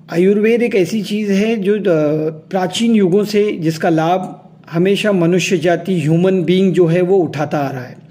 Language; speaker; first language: Hindi; non-native, local second language; Urdu